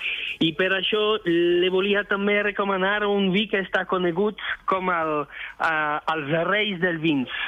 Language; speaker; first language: Catalan; non-native, fluent; French